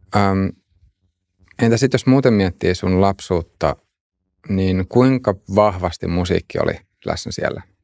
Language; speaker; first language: Finnish; native; Finnish